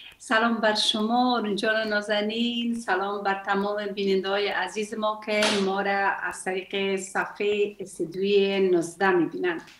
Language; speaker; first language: Persian; native; Persian